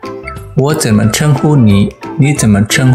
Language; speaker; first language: Chinese; non-native, fluent; Indonesian